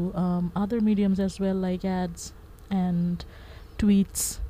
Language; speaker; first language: English; non-native, local second language; Bangla